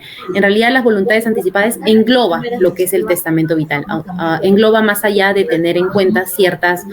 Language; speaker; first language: Spanish; native; Spanish